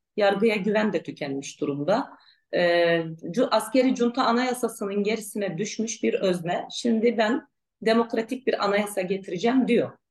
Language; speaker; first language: Turkish; non-native, local second language; Arabic